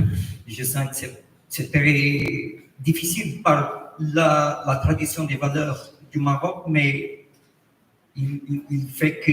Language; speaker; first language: French; non-native, fluent; Portuguese